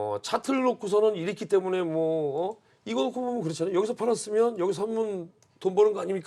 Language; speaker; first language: Korean; native; Korean